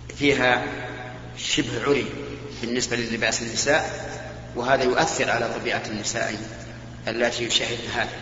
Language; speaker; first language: Arabic; native; Arabic